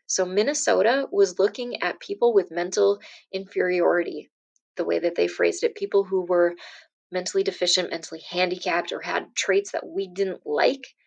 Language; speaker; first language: English; native; English